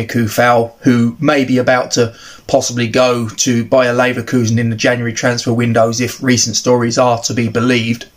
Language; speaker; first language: English; native; English